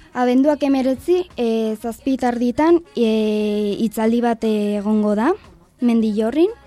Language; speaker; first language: Basque; non-native, local second language; Spanish